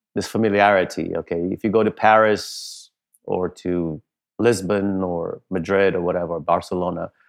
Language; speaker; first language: English; non-native, local second language; Punjabi